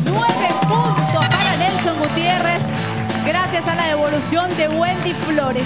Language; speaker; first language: Spanish; native; Spanish